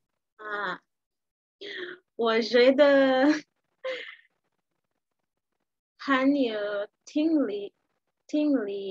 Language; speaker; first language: Chinese; non-native, learner; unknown